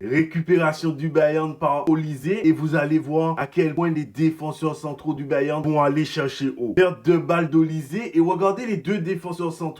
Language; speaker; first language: French; native; French